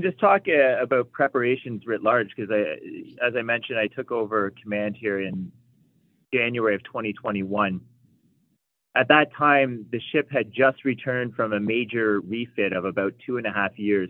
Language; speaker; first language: English; native; English